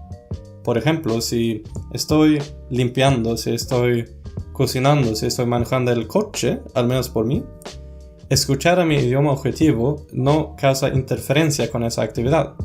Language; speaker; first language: Spanish; non-native, fluent; Swedish